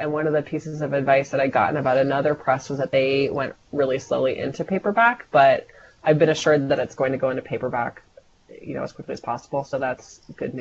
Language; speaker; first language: English; native; English